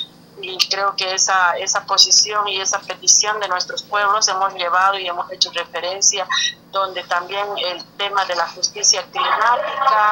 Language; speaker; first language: Spanish; native; Spanish